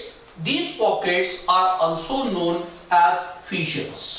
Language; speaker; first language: English; non-native, local second language; Marathi